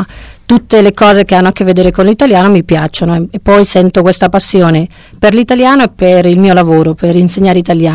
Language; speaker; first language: Italian; non-native, fluent; Spanish